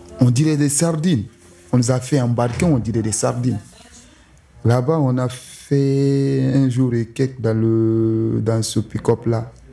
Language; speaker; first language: French; non-native, local second language; Susu